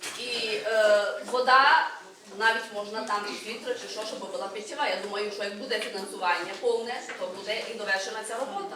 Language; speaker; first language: Ukrainian; native; Ukrainian